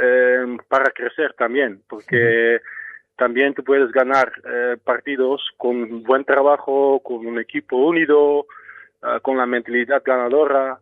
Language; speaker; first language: Spanish; non-native, fluent; Dutch